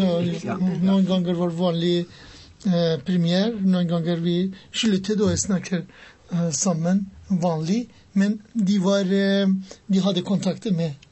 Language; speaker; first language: Norwegian; non-native, learner; Persian